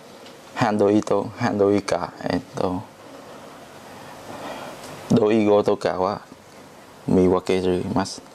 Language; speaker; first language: Japanese; non-native, learner; Vietnamese